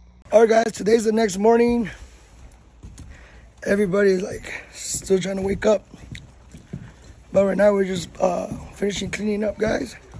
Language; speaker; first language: English; early bilingual, other home language; Spanish